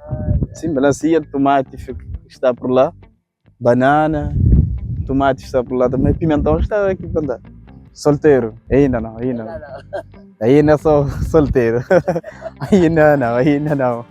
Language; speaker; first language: Portuguese; non-native, local second language; Kabuverdianu